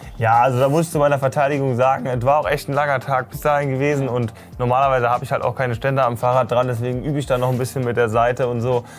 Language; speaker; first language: German; native; German